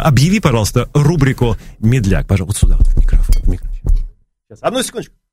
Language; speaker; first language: Russian; native; Russian